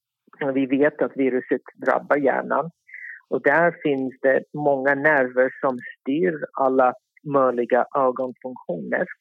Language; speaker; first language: Swedish; non-native, fluent; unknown